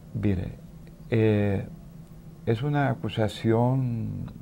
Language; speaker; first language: Spanish; non-native, fluent; Dutch